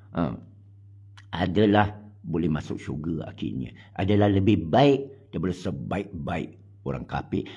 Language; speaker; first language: Malay; non-native, local second language; Chinese